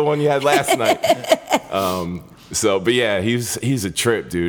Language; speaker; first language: English; native; English